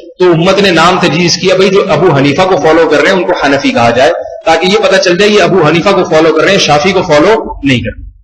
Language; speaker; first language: Urdu; native; Urdu